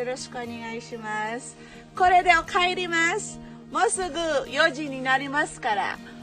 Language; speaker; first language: Japanese; non-native, learner; Filipino